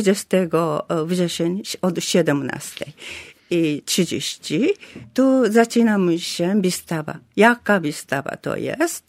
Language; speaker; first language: Polish; non-native, learner; Japanese